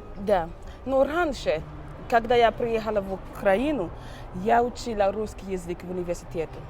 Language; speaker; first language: Ukrainian; non-native, learner; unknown